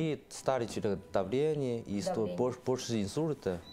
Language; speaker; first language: Russian; non-native, learner; Chinese